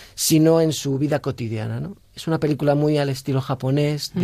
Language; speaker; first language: Spanish; native; Spanish